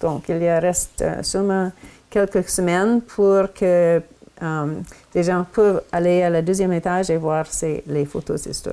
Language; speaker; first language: French; non-native, local second language; English